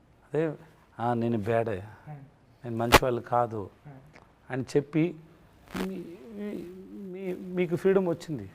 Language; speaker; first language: Telugu; non-native, learner; Tamil